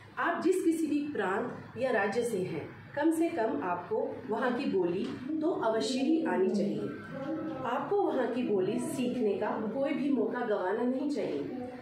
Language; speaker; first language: Hindi; non-native, local second language; Dogri